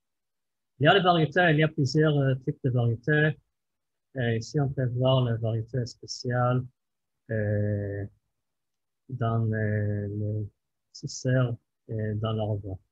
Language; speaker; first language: French; non-native, fluent; Hebrew